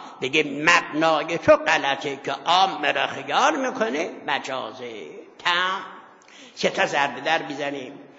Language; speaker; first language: Persian; non-native, local second language; Azerbaijani